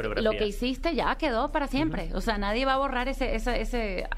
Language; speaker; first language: Spanish; early bilingual, heritage; Spanish